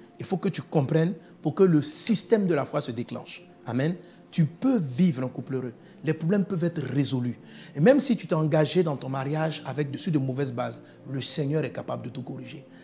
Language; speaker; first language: French; non-native, local second language; Dyula